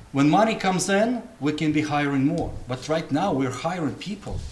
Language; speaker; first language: English; non-native, fluent; Russian